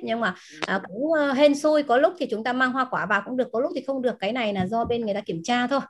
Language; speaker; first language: Vietnamese; native; Vietnamese